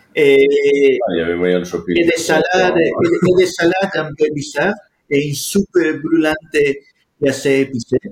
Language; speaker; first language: French; non-native, fluent; Spanish